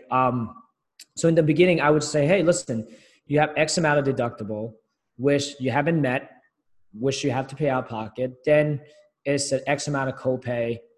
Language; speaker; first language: English; early bilingual, other home language; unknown